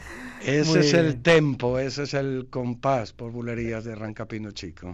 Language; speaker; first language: Spanish; native; Spanish